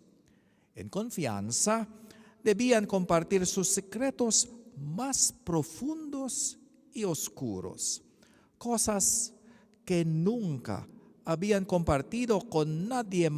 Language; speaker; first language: Spanish; non-native, learner; Filipino